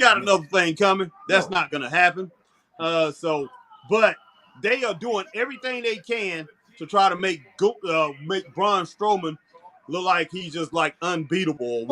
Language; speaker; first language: English; native; English